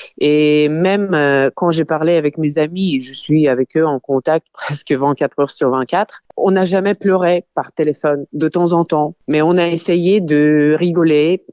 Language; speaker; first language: French; non-native, fluent; Ukrainian